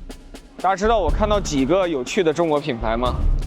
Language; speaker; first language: Chinese; native; Chinese